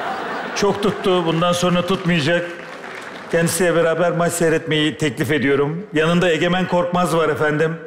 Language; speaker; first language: Turkish; native; Turkish